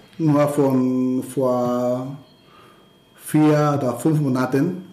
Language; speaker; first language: German; non-native, learner; Spanish